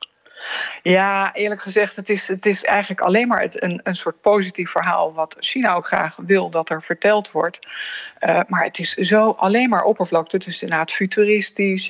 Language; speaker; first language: Dutch; native; Dutch